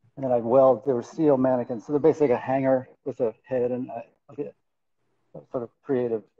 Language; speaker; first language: English; native; English